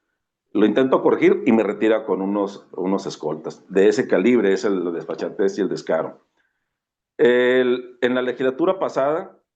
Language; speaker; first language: Spanish; native; Spanish